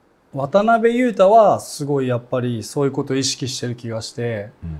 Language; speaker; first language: Japanese; native; Japanese